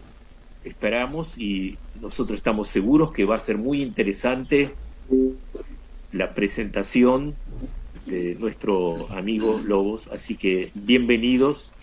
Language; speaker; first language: Spanish; non-native, fluent; Russian